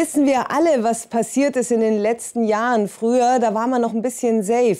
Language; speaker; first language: German; native; German